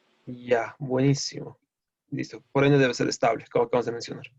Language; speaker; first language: Spanish; native; Spanish